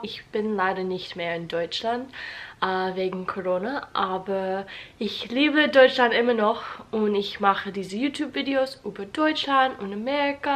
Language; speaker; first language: German; non-native, learner; English